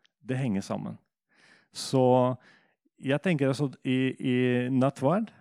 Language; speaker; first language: Norwegian; non-native, fluent; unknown